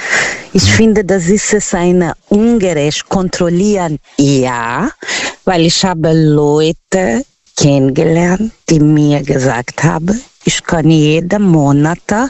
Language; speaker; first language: German; non-native, fluent; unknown